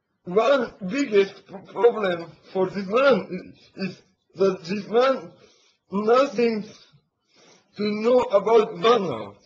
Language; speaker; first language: English; non-native, learner; Latvian